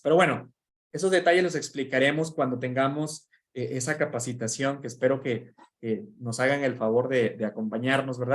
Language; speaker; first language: Spanish; native; Spanish